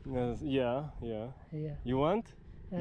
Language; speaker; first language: English; non-native, learner; Russian